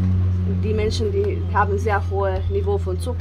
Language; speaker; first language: German; non-native, learner; Bosnian